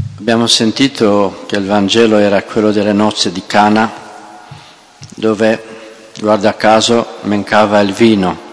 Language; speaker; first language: Italian; non-native, fluent; Romanian